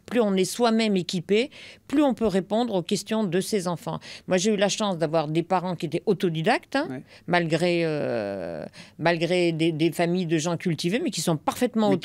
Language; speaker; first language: French; native; French